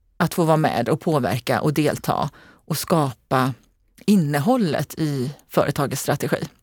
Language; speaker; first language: Swedish; early bilingual, other home language; Hungarian